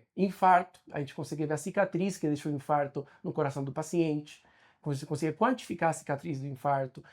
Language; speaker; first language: Portuguese; non-native, fluent; Spanish